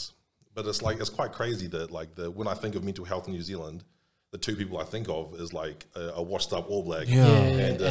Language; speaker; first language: English; native; English